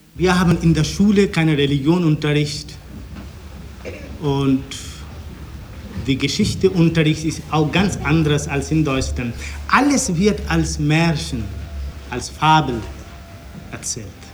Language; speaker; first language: German; non-native, fluent; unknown